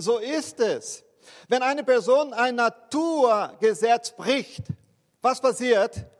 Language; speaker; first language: German; non-native, fluent; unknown